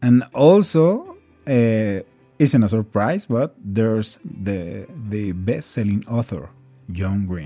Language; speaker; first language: English; non-native, fluent; Spanish